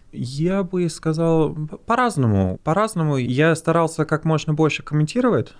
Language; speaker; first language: Russian; non-native, fluent; English